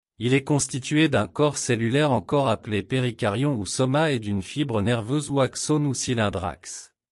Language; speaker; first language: French; non-native, local second language; Wolof